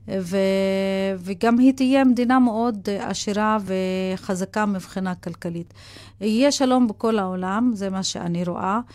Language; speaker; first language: Hebrew; non-native, local second language; Arabic